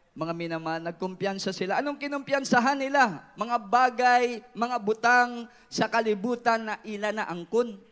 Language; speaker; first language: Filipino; non-native, local second language; Cebuano